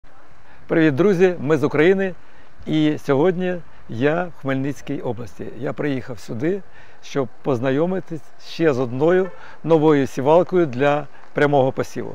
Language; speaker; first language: Ukrainian; native; Ukrainian